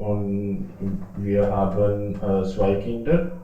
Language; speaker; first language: German; non-native, learner; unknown